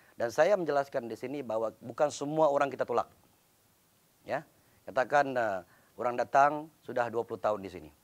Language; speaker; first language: Malay; native; Malay